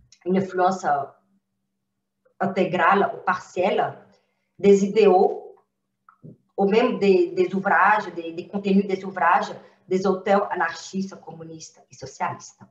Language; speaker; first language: French; non-native, fluent; Portuguese